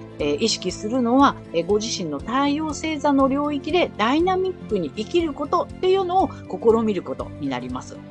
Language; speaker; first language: Japanese; native; Japanese